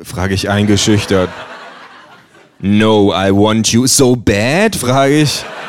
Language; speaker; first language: German; native; German